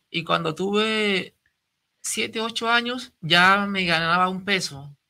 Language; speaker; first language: Spanish; native; Spanish